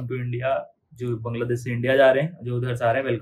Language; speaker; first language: Hindi; native; Hindi